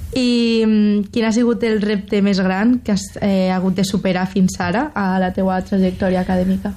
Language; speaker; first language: Catalan; native; Catalan